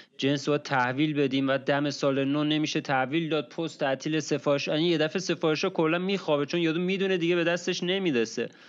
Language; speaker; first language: Persian; native; Persian